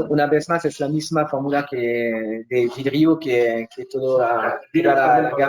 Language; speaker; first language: Spanish; non-native, fluent; French